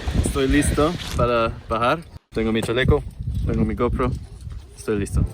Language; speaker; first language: Spanish; non-native, learner; English